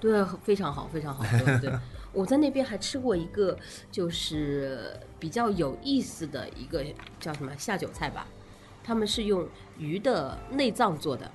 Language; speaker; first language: Chinese; native; Chinese